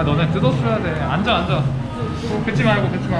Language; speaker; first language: Korean; native; Korean